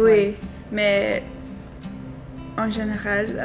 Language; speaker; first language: French; non-native, learner; English